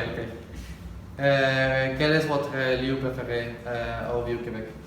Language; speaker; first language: French; non-native, learner; Spanish